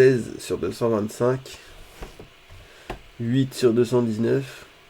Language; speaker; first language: French; native; French